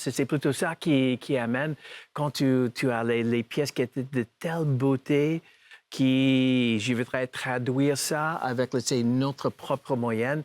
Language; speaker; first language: French; non-native, fluent; English